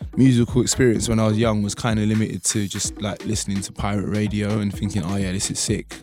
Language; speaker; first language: English; early bilingual, other home language; Akan